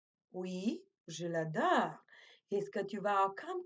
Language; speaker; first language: French; non-native, fluent; Macedonian